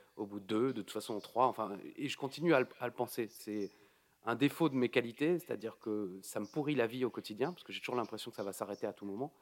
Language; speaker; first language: French; native; French